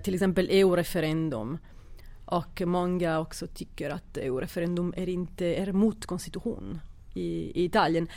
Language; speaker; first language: Swedish; non-native, fluent; Italian